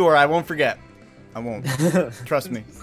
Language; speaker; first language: English; native; English